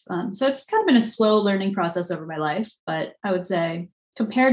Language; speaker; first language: English; native; English